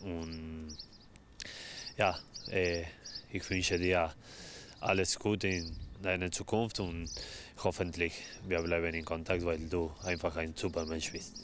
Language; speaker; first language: German; non-native, learner; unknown